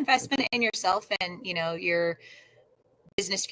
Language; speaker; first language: English; native; English